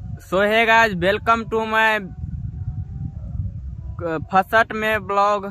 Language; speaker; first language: Hindi; non-native, local second language; Maithili